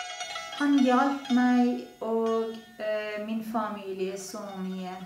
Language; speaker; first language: Norwegian; non-native, fluent; Persian